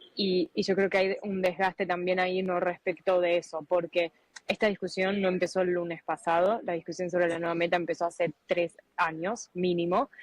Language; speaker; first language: Spanish; native; Spanish